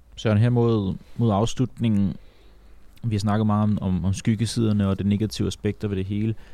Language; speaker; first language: Danish; native; Danish